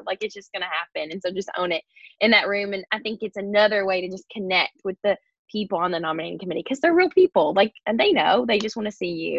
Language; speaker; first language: English; native; English